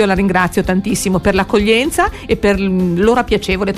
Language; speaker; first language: Italian; native; Italian